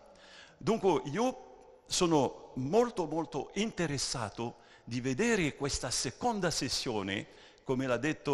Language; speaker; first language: Italian; non-native, fluent; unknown